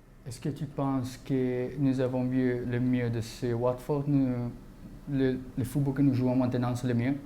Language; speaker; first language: French; non-native, learner; English